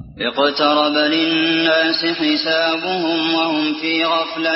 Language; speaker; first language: Arabic; native; Arabic